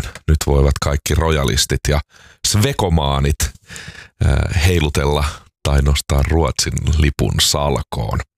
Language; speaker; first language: Finnish; native; Finnish